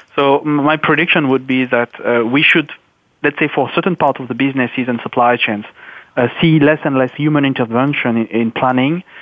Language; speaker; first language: English; non-native, fluent; French